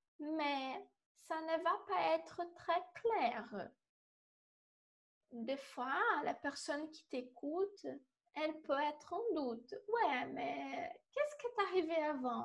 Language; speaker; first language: French; non-native, fluent; Portuguese